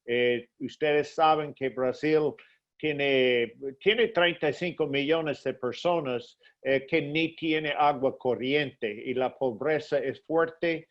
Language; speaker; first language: Spanish; non-native, fluent; English